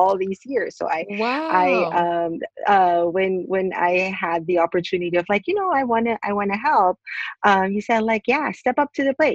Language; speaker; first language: English; non-native, local second language; Filipino